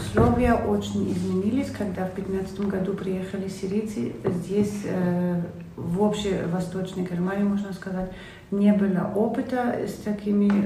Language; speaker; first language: Russian; non-native, fluent; German